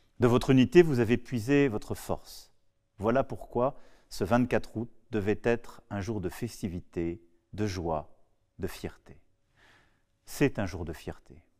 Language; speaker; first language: French; native; French